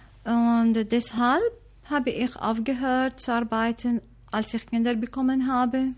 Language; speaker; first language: German; non-native, learner; Arabic